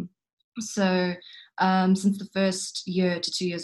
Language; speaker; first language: English; native; English